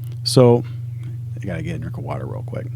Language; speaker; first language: English; native; English